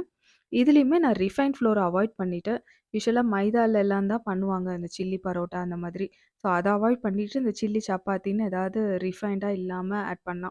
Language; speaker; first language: Tamil; native; Tamil